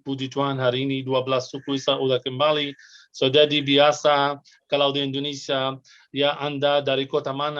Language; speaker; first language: Indonesian; non-native, fluent; Arabic